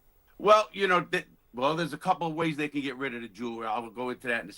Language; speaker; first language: English; native; English